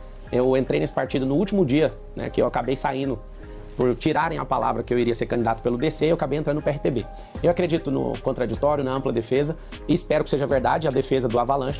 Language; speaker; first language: Portuguese; native; Portuguese